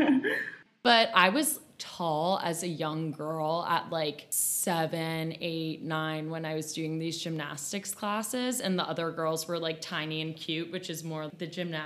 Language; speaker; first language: English; native; English